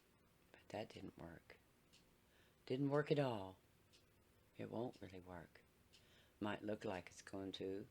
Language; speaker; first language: English; native; English